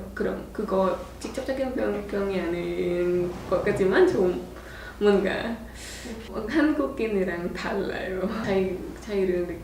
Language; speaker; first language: Korean; non-native, fluent; Khmer